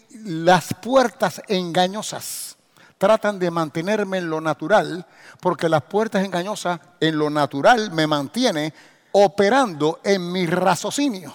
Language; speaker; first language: Spanish; native; Spanish